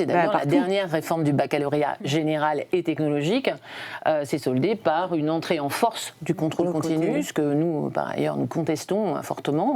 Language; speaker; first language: French; native; French